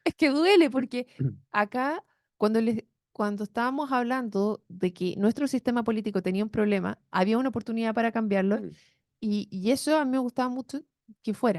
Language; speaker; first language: Spanish; native; Spanish